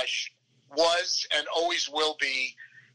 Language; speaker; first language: English; native; English